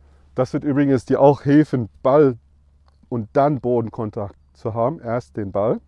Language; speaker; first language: German; non-native, fluent; English